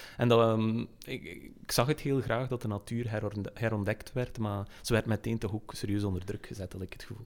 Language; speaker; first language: Dutch; native; Dutch